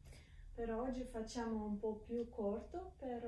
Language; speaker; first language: Italian; non-native, learner; Russian